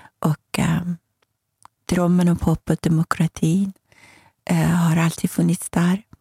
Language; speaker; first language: Swedish; non-native, fluent; Persian